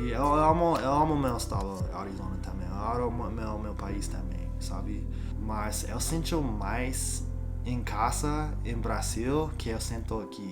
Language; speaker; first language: Portuguese; non-native, learner; English